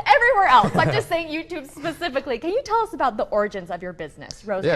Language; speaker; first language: English; native; English